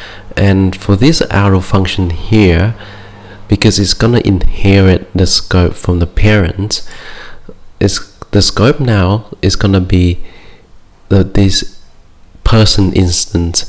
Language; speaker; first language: English; non-native, fluent; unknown